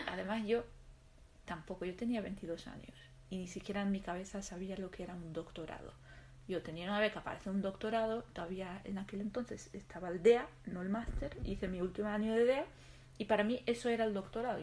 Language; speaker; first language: Spanish; non-native, fluent; Arabic